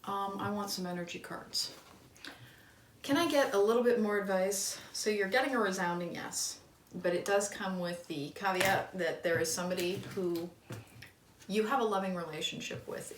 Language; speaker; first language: English; native; English